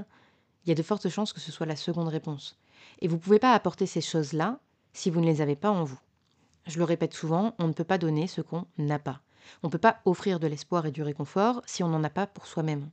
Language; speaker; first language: French; native; French